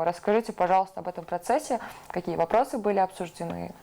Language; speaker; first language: Russian; native; Russian